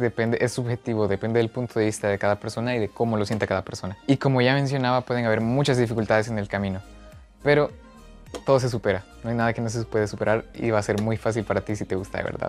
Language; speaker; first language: Spanish; native; Spanish